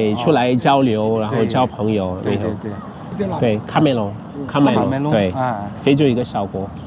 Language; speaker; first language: Chinese; non-native, fluent; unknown